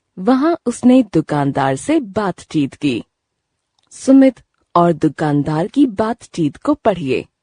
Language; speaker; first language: Hindi; native; Hindi